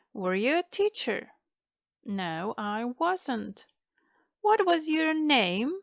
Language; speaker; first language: English; non-native, fluent; Macedonian